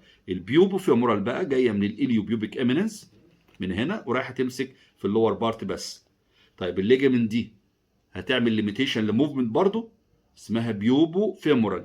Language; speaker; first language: Arabic; native; Arabic